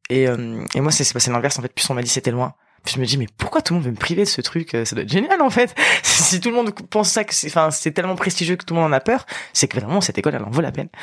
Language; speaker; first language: French; native; French